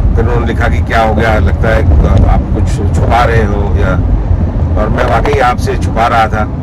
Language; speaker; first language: Hindi; non-native, local second language; Punjabi